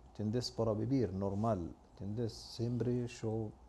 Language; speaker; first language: Spanish; non-native, learner; Arabic